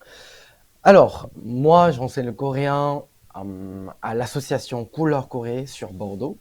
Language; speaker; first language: French; non-native, fluent; Korean